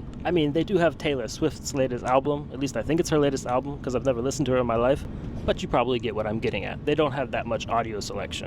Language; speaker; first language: English; native; English